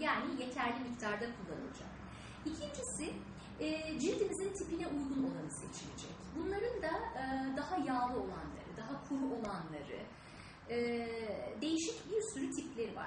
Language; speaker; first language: Turkish; native; Turkish